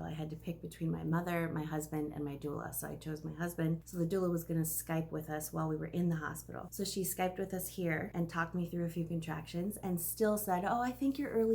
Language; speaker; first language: English; native; English